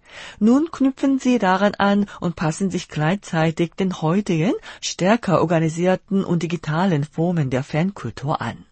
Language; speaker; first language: German; non-native, fluent; Korean